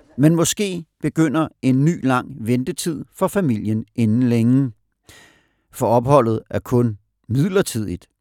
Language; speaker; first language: Danish; native; Danish